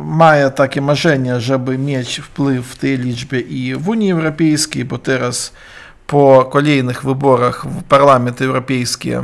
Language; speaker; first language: Polish; non-native, learner; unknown